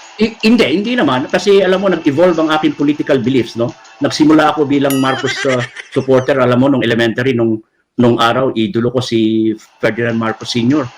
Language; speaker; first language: Filipino; non-native, local second language; Iloko